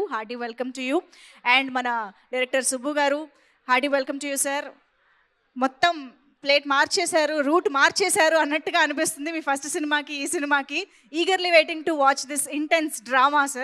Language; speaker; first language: Telugu; native; Telugu